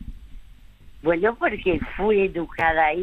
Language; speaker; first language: Spanish; early bilingual, other home language; French